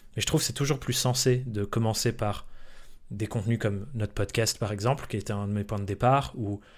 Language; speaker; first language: French; early bilingual, other home language; English